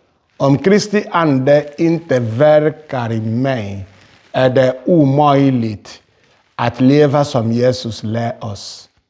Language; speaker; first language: Swedish; non-native, fluent; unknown